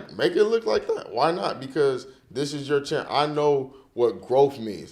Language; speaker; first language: English; native; English